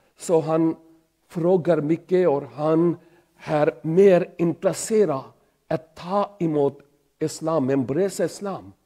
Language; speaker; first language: Swedish; non-native, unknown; Pahari-Potwari